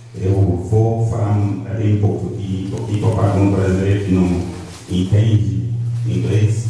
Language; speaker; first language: Portuguese; non-native, learner; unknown